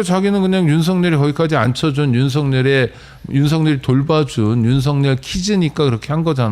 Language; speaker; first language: Korean; native; Korean